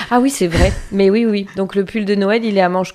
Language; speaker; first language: French; native; French